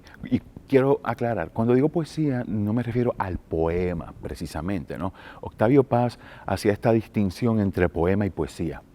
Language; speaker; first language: Spanish; native; Spanish